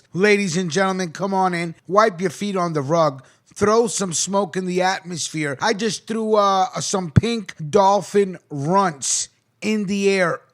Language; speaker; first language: English; native; English